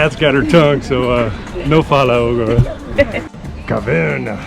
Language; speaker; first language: Portuguese; non-native, learner; English